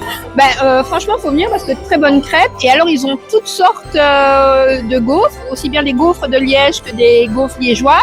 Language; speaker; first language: French; native; French